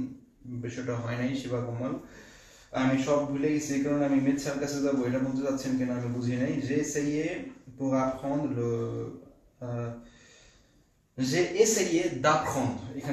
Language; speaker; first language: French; non-native, fluent; Bangla